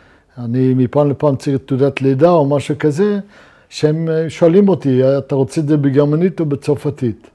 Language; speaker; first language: Hebrew; non-native, fluent; Luxembourgish